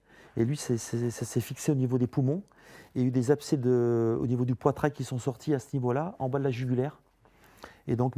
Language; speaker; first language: French; native; French